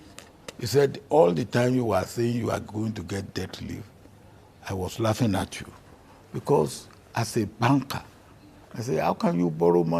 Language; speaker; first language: English; non-native, local second language; Yoruba